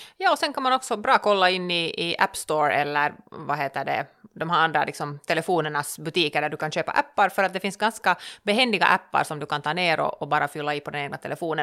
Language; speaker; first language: Swedish; native; Swedish